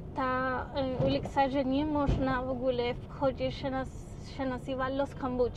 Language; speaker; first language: Polish; non-native, learner; Spanish